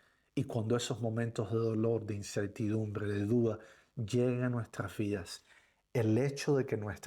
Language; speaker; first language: Spanish; native; Spanish